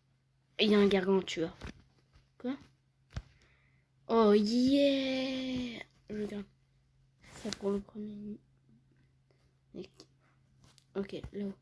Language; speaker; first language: French; native; French